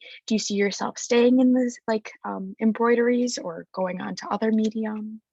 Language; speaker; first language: English; native; English